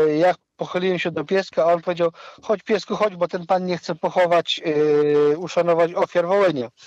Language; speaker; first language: Polish; non-native, local second language; Ukrainian